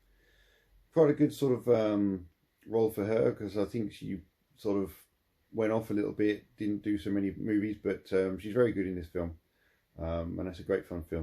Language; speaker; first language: English; native; English